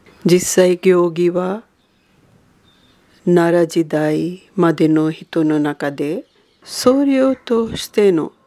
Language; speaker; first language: Japanese; non-native, fluent; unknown